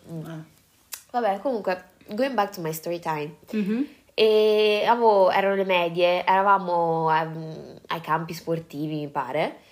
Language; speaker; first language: Italian; early bilingual, other home language; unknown